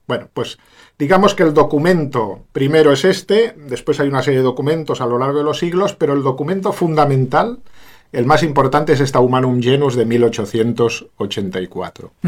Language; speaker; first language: Spanish; native; Spanish